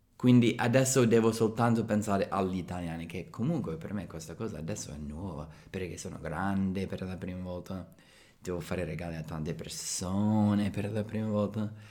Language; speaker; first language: Italian; non-native, fluent; English